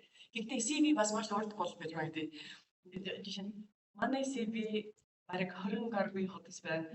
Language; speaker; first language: Mongolian; non-native, fluent; English